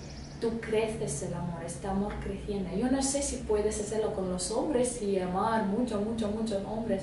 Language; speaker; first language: Spanish; non-native, fluent; Russian